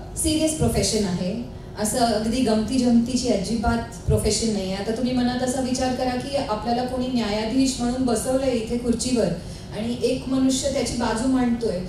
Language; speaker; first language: Marathi; non-native, local second language; Hindi